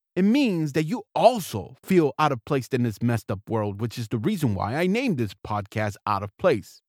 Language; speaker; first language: English; native; English